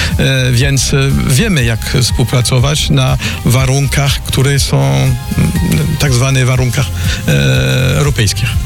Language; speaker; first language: Polish; non-native, learner; French